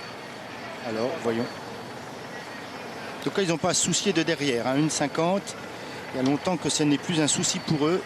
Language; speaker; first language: French; native; French